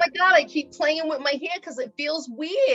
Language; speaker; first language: English; native; English